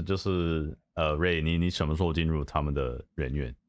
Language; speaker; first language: Chinese; non-native, fluent; English